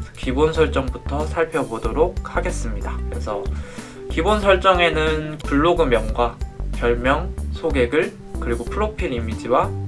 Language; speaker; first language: Korean; native; Korean